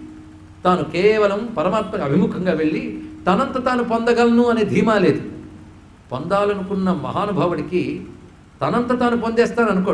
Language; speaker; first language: Telugu; native; Telugu